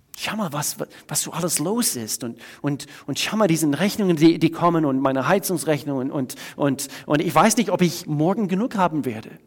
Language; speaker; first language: German; non-native, fluent; English